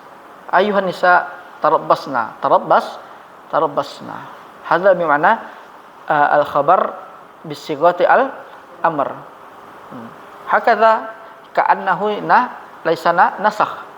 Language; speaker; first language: Arabic; non-native, fluent; Indonesian